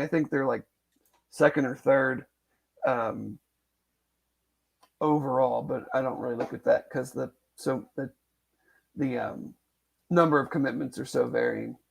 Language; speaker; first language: English; native; English